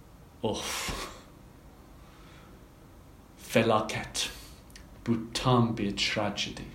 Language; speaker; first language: Turkish; non-native, fluent; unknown